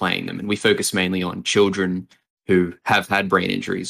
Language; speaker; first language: English; native; English